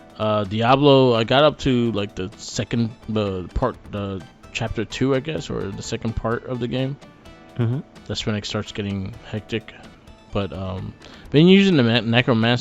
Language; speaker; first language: English; native; English